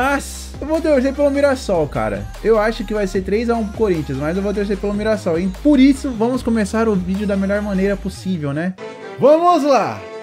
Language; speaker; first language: Portuguese; native; Portuguese